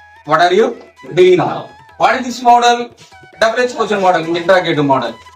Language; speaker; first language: Telugu; native; Telugu